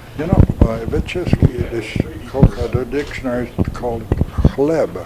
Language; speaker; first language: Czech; early bilingual, heritage; Czech